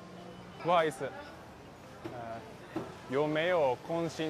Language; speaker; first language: Chinese; non-native, learner; Japanese